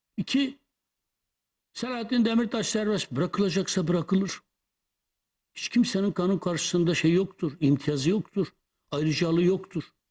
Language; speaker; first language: Turkish; non-native, local second language; Kurdish